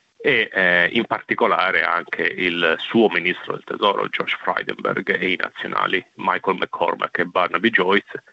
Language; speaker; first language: Italian; native; Italian